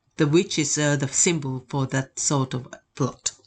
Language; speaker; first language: English; non-native, fluent; Japanese